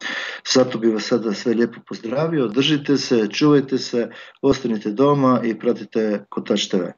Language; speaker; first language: Croatian; native; Croatian